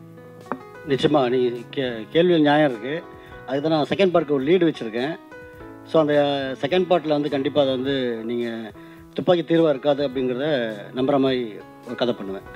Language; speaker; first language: Tamil; native; Tamil